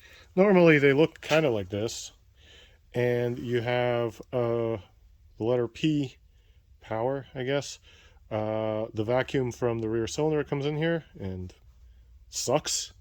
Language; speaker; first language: English; native; English